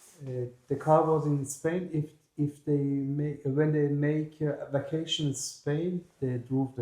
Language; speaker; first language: English; non-native, learner; German